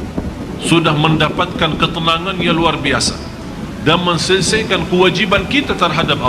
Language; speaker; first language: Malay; non-native, fluent; Arabic